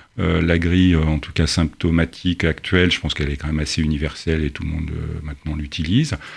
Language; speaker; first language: French; native; French